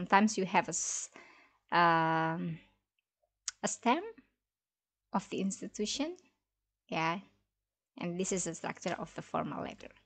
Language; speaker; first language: English; non-native, local second language; Indonesian